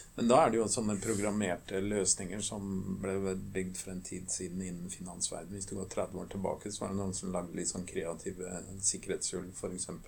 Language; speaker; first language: Norwegian; native; Norwegian